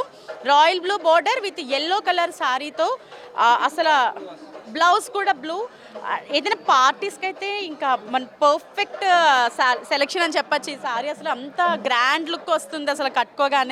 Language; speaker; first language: Telugu; native; Telugu